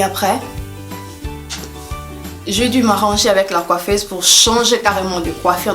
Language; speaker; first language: French; non-native, local second language; Lingala